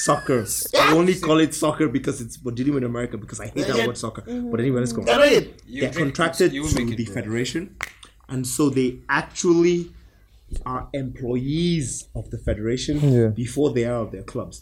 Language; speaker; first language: English; non-native, local second language; Igbo